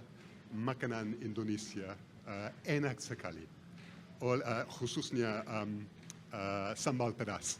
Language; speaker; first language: Indonesian; non-native, fluent; English